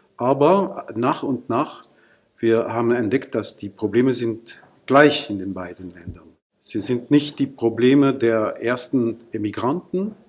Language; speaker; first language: German; non-native, fluent; French